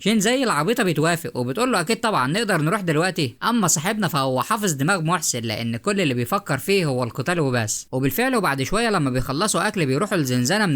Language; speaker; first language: Arabic; native; Arabic